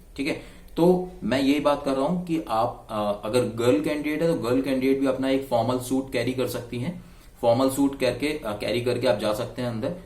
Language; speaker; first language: Hindi; native; Hindi